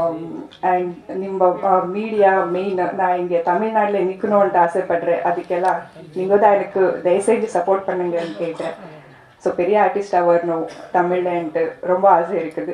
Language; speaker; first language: Tamil; non-native, learner; Kannada